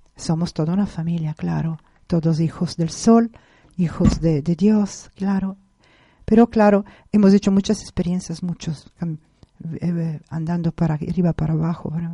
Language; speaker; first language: Spanish; non-native, fluent; Italian